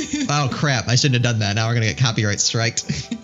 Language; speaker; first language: English; native; English